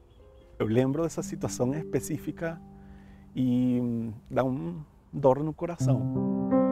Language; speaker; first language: Portuguese; non-native, fluent; Spanish